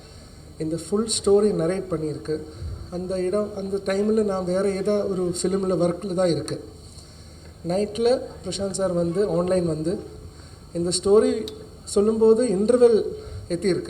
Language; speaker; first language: Tamil; non-native, learner; Malayalam